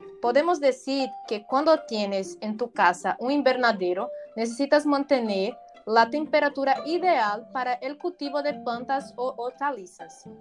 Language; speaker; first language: Spanish; non-native, learner; Portuguese